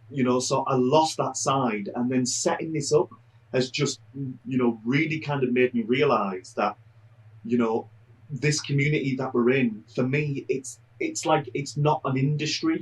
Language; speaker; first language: English; native; English